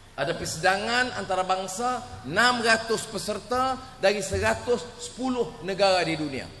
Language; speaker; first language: Malay; native; Malay